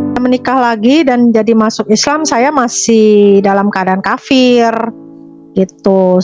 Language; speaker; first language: Indonesian; native; Indonesian